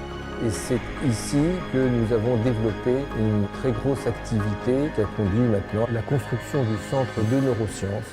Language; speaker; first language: French; native; French